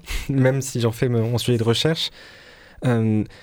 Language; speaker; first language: French; native; French